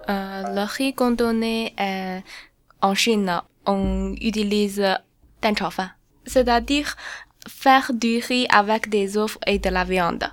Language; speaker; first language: French; non-native, learner; Chinese